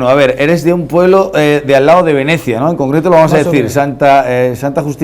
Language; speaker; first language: Spanish; native; Spanish